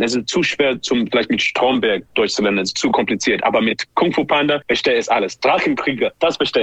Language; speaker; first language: German; non-native, learner; English